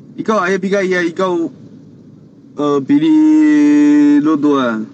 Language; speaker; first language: Filipino; non-native, learner; Chinese